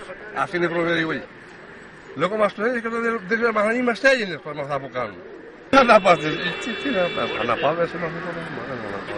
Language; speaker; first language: Greek; native; Greek